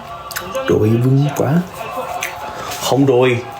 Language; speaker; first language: Vietnamese; non-native, learner; Korean